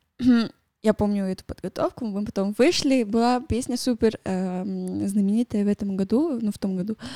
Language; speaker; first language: Russian; non-native, fluent; Spanish